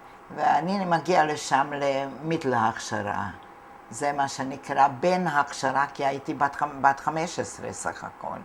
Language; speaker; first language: Hebrew; non-native, fluent; Hungarian